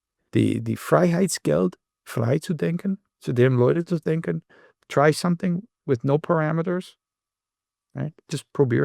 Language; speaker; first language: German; non-native, learner; English